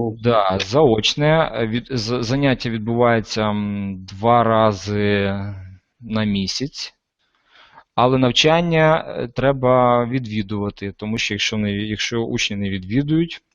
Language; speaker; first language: Ukrainian; non-native, local second language; Russian